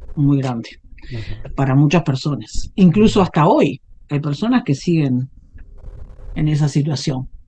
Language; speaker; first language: Spanish; native; Spanish